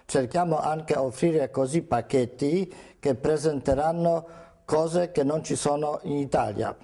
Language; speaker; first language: Italian; non-native, fluent; Polish